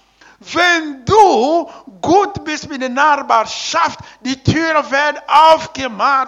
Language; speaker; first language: German; non-native, learner; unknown